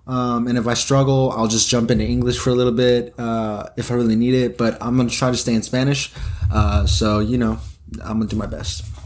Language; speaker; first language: English; early bilingual, other home language; Spanish